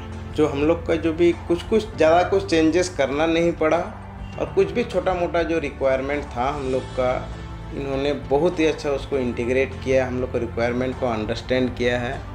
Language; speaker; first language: Hindi; non-native, local second language; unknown